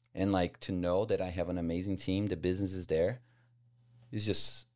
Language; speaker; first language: English; non-native, fluent; Portuguese